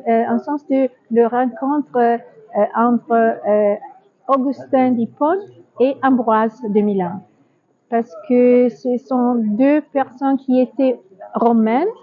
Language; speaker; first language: French; non-native, fluent; Italian